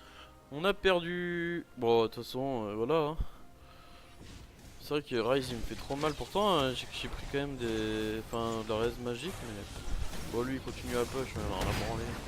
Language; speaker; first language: French; native; French